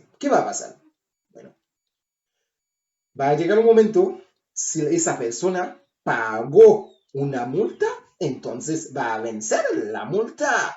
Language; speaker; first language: Spanish; non-native, learner; Haitian Creole